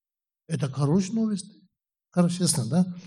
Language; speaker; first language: Russian; non-native, learner; Tibetan